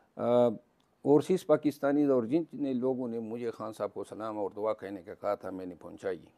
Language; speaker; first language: Urdu; non-native, local second language; Pashto